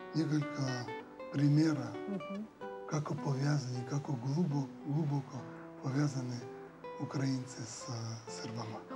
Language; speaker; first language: Ukrainian; early bilingual, heritage; Serbian